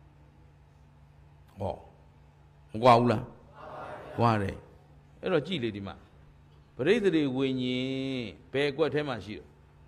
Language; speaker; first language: Burmese; native; Burmese